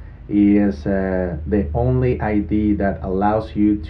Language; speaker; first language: English; non-native, fluent; Spanish